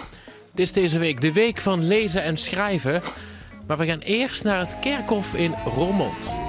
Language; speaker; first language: Dutch; native; Dutch